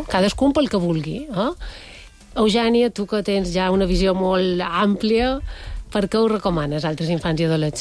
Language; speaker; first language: Catalan; native; Catalan